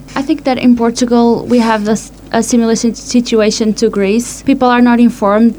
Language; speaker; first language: English; non-native, fluent; Portuguese